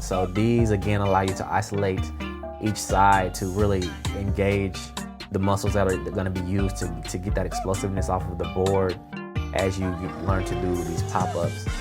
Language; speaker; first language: English; native; English